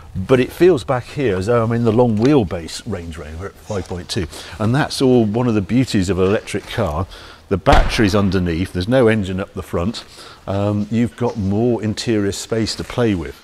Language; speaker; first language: English; native; English